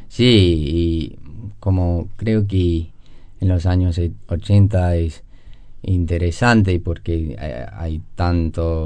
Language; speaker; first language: Spanish; non-native, learner; English